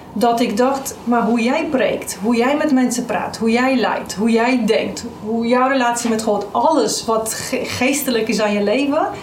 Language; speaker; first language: Dutch; non-native, fluent; Romanian